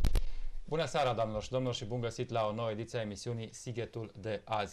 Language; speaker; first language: Romanian; native; Romanian